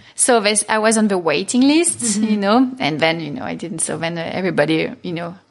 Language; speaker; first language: English; non-native, fluent; French